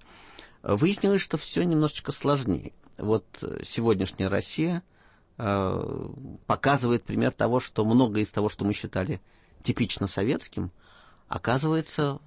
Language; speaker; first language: Russian; native; Russian